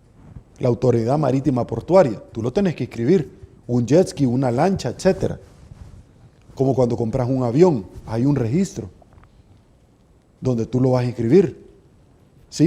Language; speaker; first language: Spanish; native; Spanish